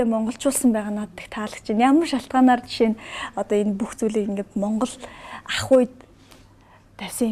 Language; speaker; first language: Mongolian; native; Mongolian